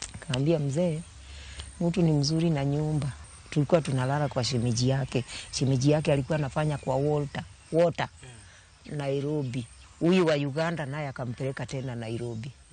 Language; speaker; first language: Swahili; non-native, local second language; Luo (Kenya and Tanzania)